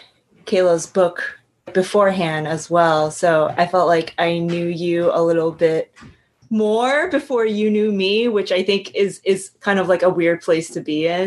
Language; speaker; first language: English; non-native, local second language; Cantonese